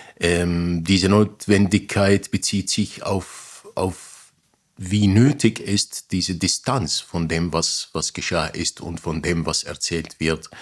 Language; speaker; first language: German; non-native, fluent; Arabic